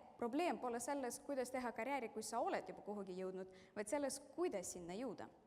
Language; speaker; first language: Estonian; non-native, local second language; Russian